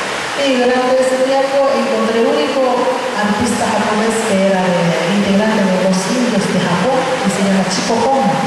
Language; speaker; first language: Spanish; non-native, fluent; Japanese